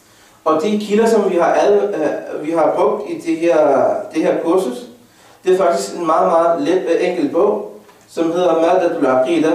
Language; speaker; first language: Danish; non-native, fluent; Arabic